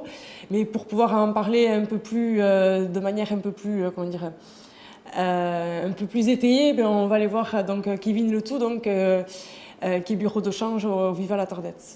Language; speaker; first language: French; native; French